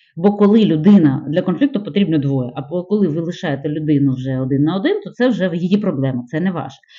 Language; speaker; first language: Ukrainian; non-native, local second language; Russian